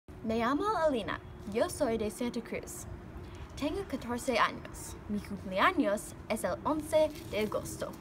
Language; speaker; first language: Spanish; non-native, learner; English